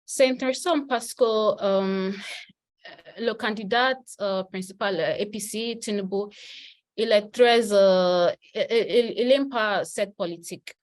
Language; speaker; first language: French; non-native, learner; Yoruba